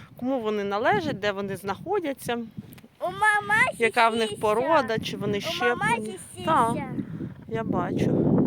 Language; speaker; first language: Ukrainian; native; Ukrainian